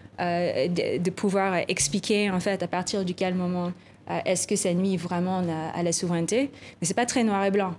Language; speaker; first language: French; non-native, fluent; Filipino